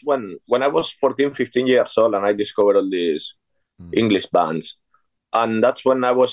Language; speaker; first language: English; non-native, fluent; Spanish